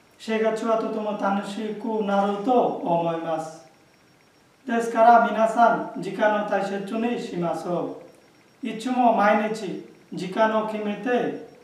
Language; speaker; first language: Japanese; non-native, learner; Bangla